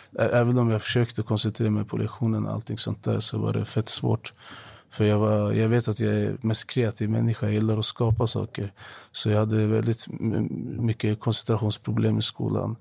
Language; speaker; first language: Swedish; non-native, fluent; Arabic